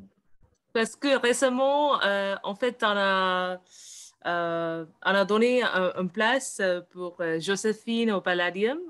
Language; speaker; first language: French; non-native, learner; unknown